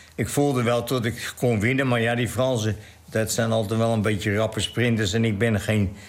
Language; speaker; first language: Dutch; native; Dutch